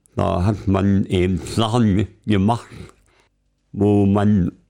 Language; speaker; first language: German; native; German